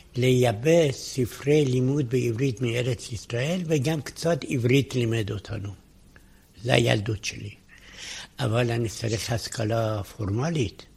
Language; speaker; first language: Hebrew; non-native, fluent; Persian